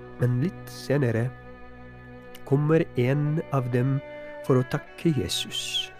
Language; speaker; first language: Norwegian; non-native, fluent; Polish